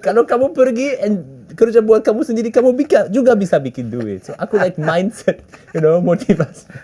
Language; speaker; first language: Indonesian; early bilingual, heritage; English